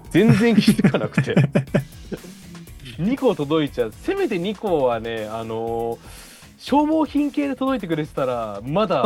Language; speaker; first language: Japanese; native; Japanese